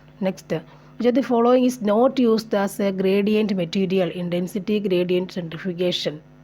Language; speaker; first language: English; non-native, local second language; Malayalam